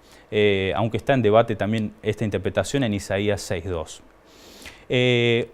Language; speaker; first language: Spanish; native; Spanish